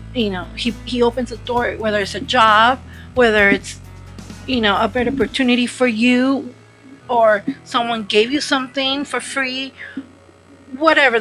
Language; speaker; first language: English; early bilingual, other home language; Spanish